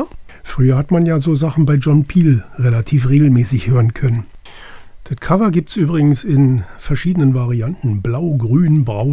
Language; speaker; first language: German; native; German